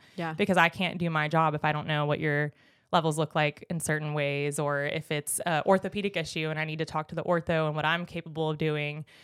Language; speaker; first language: English; native; English